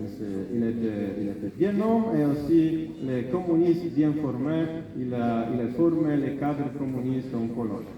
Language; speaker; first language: French; non-native, fluent; Polish